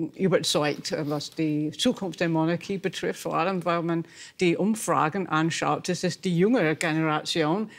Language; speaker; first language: German; non-native, fluent; English